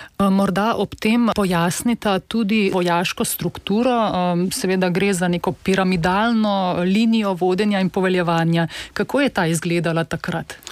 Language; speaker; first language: Slovenian; native; Slovenian